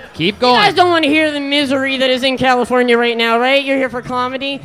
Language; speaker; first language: English; native; English